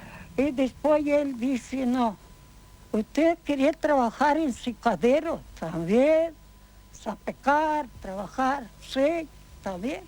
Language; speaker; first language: Spanish; non-native, learner; Ukrainian